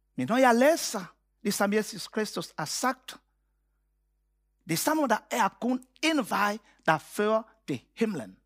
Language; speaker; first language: Danish; non-native, fluent; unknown